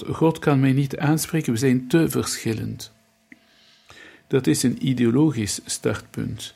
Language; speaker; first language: Dutch; non-native, fluent; French